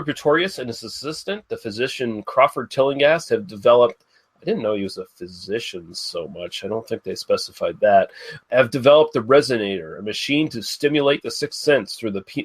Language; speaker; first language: English; native; English